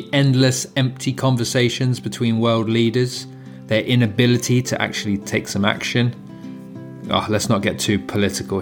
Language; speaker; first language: English; native; English